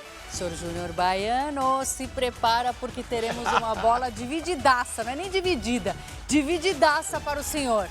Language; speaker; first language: Portuguese; native; Portuguese